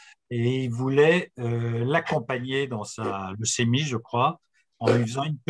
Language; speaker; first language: French; native; French